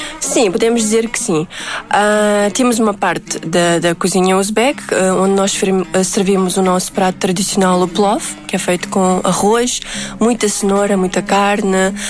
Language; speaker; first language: Portuguese; early bilingual, other home language; Uzbek